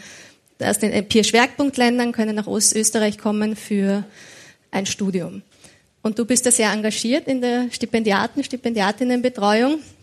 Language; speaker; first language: German; native; German